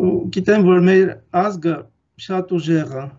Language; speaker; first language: Armenian; non-native, fluent; Russian